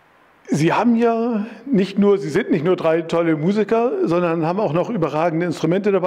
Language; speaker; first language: German; native; German